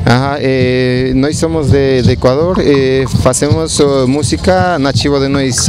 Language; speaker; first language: Portuguese; non-native, learner; Spanish